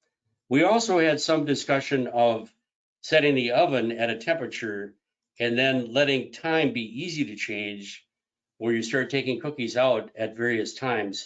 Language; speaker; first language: English; native; English